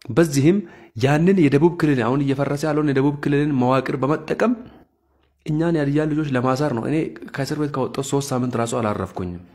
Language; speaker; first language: Amharic; non-native, local second language; Hadiyya